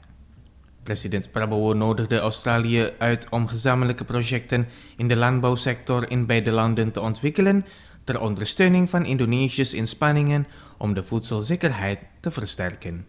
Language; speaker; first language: Dutch; non-native, fluent; Indonesian